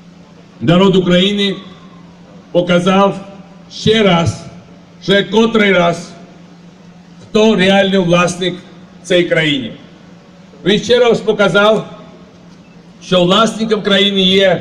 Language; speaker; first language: Ukrainian; non-native, fluent; Georgian